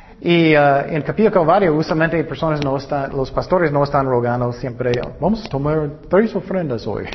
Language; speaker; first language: Spanish; non-native, learner; English